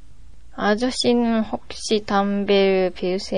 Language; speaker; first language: Korean; non-native, learner; Japanese